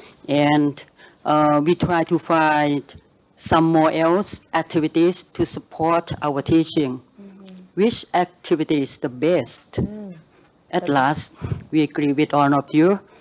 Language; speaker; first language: English; non-native, learner; Thai